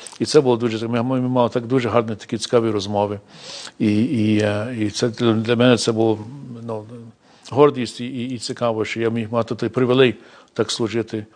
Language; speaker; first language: Ukrainian; early bilingual, heritage; Ukrainian